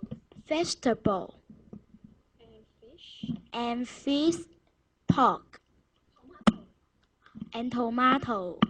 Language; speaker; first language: English; non-native, learner; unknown